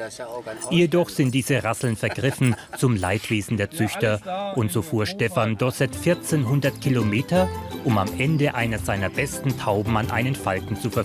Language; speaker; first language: German; native; German